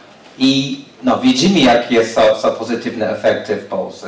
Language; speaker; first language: Polish; non-native, fluent; English